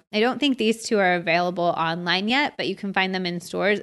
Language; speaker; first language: English; native; English